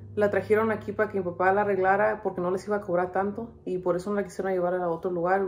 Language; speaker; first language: Spanish; early bilingual, heritage; Spanish